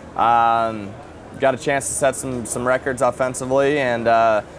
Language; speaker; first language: English; native; English